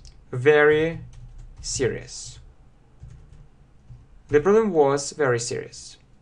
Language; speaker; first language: English; non-native, fluent; Russian